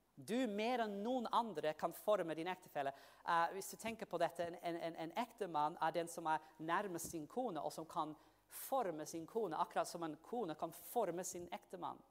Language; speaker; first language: Norwegian; non-native, fluent; English